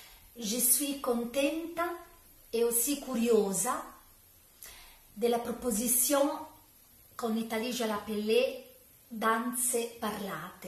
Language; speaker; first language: French; non-native, learner; Italian